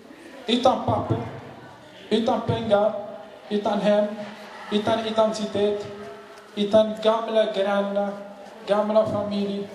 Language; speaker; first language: Swedish; non-native, learner; Arabic